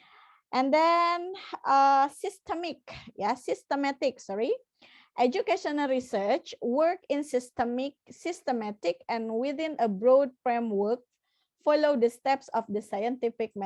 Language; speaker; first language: English; non-native, fluent; Indonesian